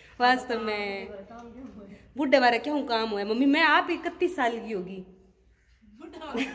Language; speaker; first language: Hindi; native; Hindi